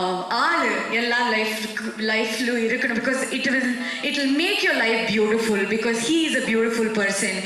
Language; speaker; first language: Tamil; non-native, learner; Kannada